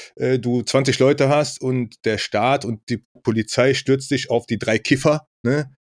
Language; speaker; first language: German; native; German